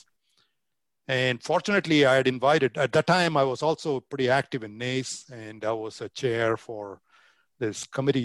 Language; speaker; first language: English; non-native, local second language; Tamil